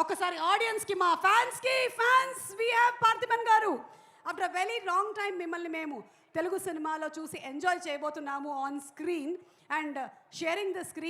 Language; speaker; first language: Telugu; native; Telugu